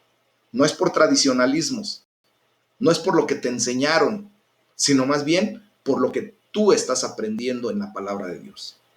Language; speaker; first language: Spanish; native; Spanish